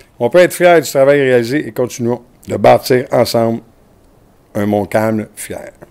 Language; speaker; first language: French; native; French